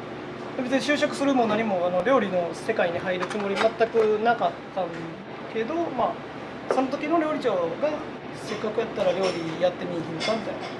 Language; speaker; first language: Japanese; native; Japanese